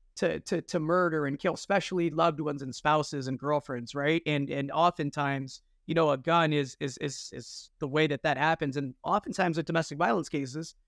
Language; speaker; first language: English; native; English